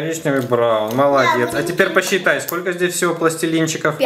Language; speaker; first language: Russian; native; Russian